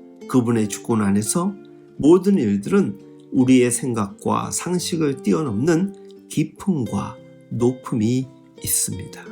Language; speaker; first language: Korean; native; Korean